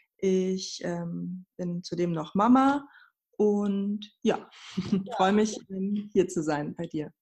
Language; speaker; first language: German; early bilingual, other home language; Persian